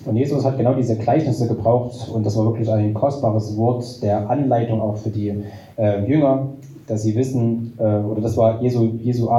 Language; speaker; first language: German; native; German